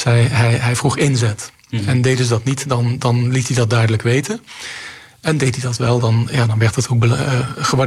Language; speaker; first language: Dutch; native; Dutch